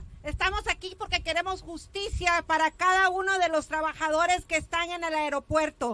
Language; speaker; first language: Spanish; early bilingual, heritage; Spanish